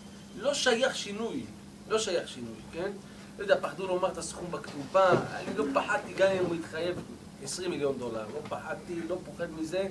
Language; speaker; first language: Hebrew; native; Hebrew